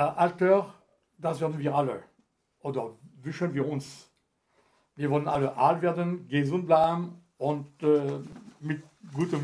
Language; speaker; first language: German; non-native, fluent; French